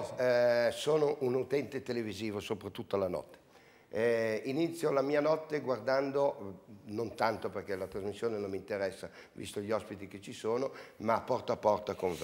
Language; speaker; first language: Italian; native; Italian